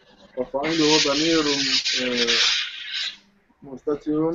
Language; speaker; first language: Arabic; non-native, learner; French